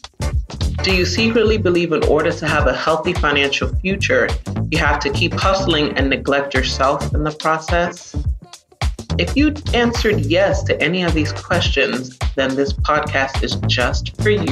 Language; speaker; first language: English; native; English